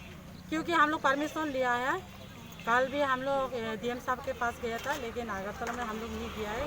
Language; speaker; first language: Hindi; non-native, local second language; Kok Borok